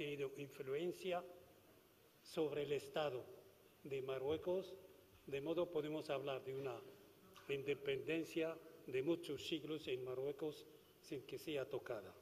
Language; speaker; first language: Spanish; non-native, fluent; Arabic